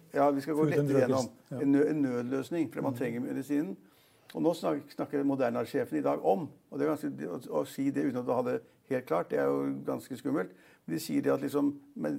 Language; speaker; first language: Norwegian; native; Norwegian